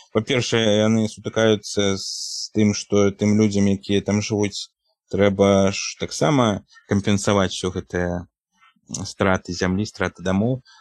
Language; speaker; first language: Belarusian; native; Belarusian